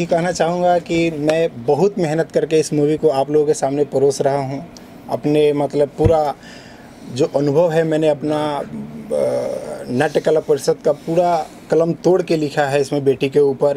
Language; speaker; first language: Hindi; native; Hindi